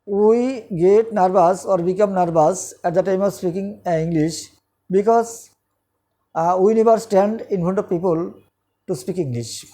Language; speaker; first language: English; non-native, local second language; Bangla